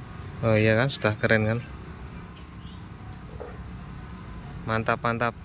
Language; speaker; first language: Indonesian; native; Indonesian